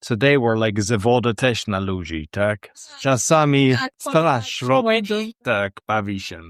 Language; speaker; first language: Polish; non-native, learner; English